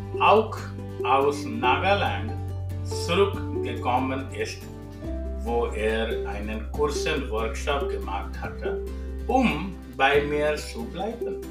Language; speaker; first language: German; non-native, fluent; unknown